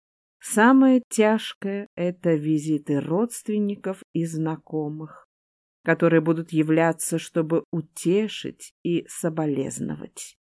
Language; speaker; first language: Russian; native; Russian